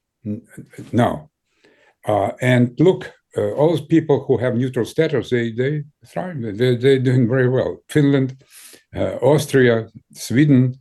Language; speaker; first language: English; non-native, fluent; Ukrainian